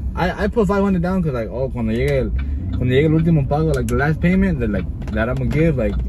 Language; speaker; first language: English; early bilingual, other home language; Spanish